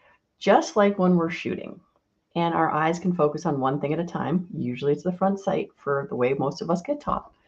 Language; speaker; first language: English; native; English